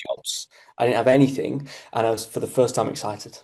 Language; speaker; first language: English; native; English